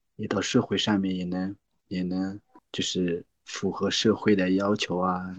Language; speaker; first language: Chinese; non-native, local second language; Tibetan